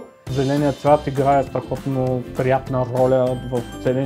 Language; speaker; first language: Bulgarian; native; Bulgarian